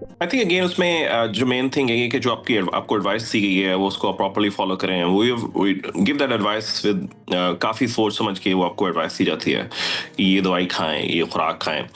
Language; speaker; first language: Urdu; native; Urdu